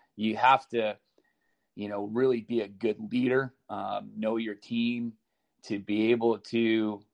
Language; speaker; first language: English; native; English